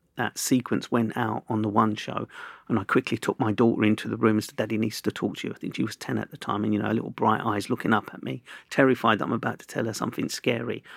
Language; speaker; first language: English; native; English